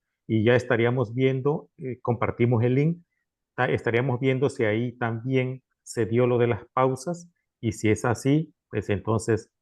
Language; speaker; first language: Spanish; native; Spanish